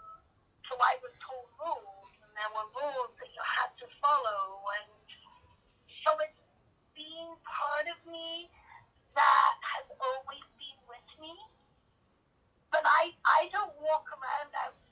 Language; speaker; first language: English; native; English